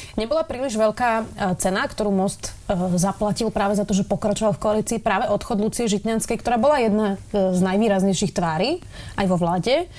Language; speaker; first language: Slovak; native; Slovak